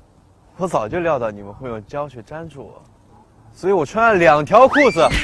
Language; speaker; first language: Chinese; native; Chinese